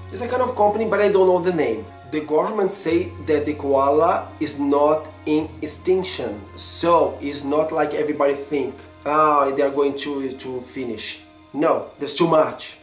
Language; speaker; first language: English; non-native, fluent; Portuguese